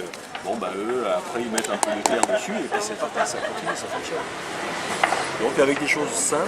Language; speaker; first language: French; native; French